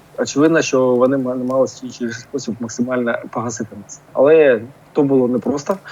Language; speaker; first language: Ukrainian; non-native, local second language; Russian